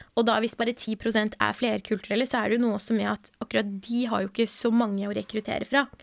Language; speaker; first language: Norwegian; early bilingual, other home language; Persian